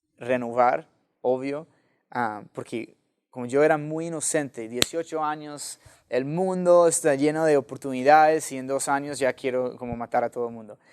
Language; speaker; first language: Spanish; non-native, fluent; English